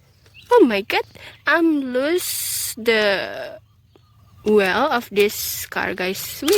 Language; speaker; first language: English; non-native, learner; Indonesian